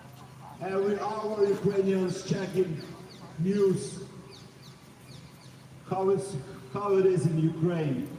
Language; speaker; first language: English; non-native, learner; Ukrainian